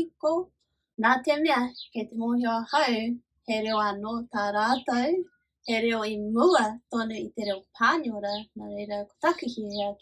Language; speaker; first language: Māori; non-native, local second language; English